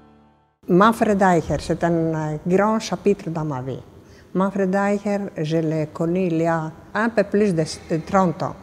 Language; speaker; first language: French; non-native, fluent; Greek